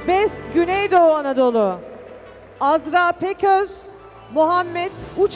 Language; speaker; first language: Turkish; native; Turkish